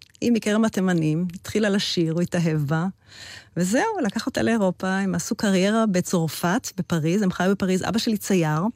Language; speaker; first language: Hebrew; early bilingual, heritage; Hebrew